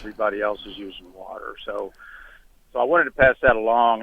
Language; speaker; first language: English; native; English